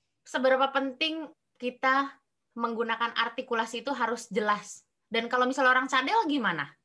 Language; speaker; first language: Indonesian; native; Indonesian